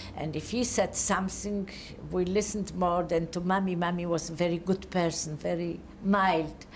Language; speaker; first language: English; non-native, fluent; Polish